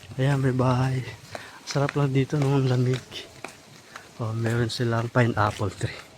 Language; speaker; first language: Filipino; non-native, local second language; Waray